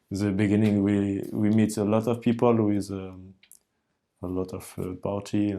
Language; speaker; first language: English; non-native, learner; French